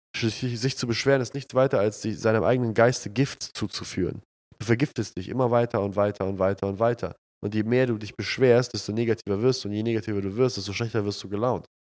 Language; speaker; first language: German; early bilingual, other home language; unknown